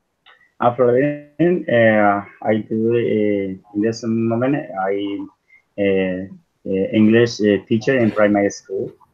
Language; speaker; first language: English; non-native, learner; Spanish